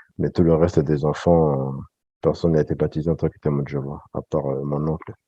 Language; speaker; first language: French; early bilingual, other home language; Sango